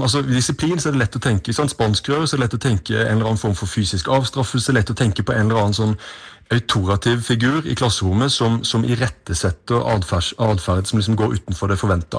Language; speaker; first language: Norwegian; native; Norwegian